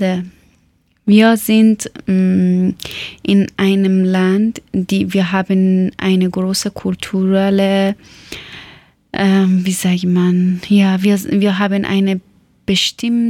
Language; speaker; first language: German; non-native, learner; Persian